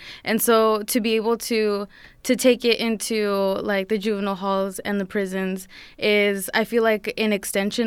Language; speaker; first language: English; native; English